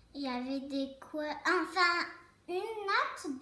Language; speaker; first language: French; early bilingual, other home language; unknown